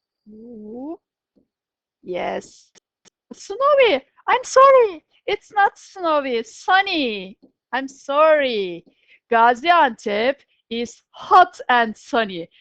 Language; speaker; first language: English; non-native, fluent; Turkish